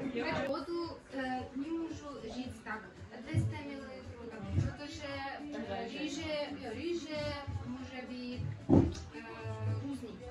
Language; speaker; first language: Czech; non-native, learner; Kara-Kalpak